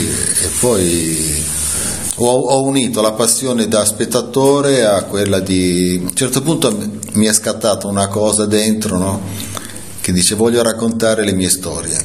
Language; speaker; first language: Italian; native; Italian